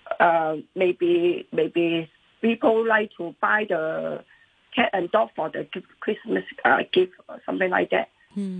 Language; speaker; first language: English; non-native, local second language; Cantonese